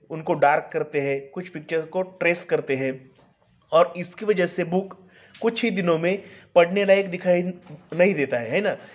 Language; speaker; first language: Hindi; non-native, local second language; Marathi